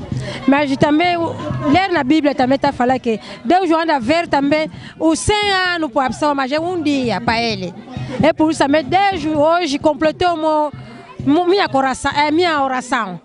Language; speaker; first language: Portuguese; non-native, local second language; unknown